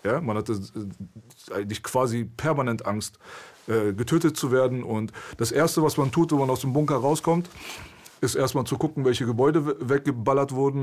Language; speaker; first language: German; early bilingual, other home language; Persian